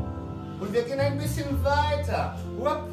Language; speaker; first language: German; non-native, fluent; French